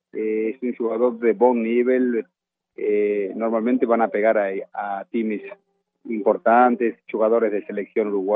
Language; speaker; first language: Portuguese; non-native, fluent; Spanish